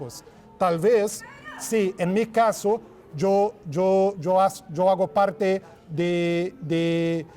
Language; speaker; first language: Spanish; non-native, fluent; Portuguese